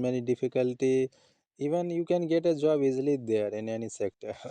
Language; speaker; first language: English; non-native, learner; Hindi